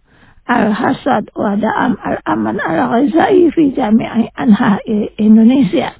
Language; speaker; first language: Arabic; non-native, learner; Indonesian